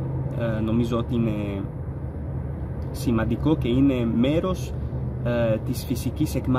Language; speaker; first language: Greek; non-native, fluent; Arabic